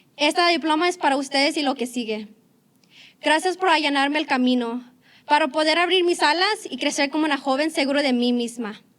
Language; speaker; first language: Spanish; early bilingual, heritage; Spanish